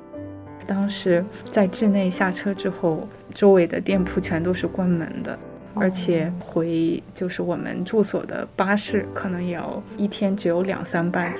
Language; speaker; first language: Chinese; native; Chinese